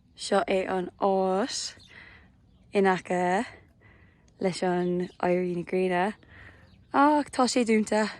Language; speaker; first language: Irish; non-native, local second language; English